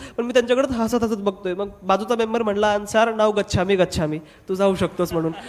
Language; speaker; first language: Marathi; non-native, local second language; Hindi